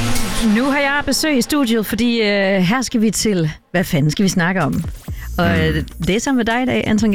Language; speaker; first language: Danish; native; Danish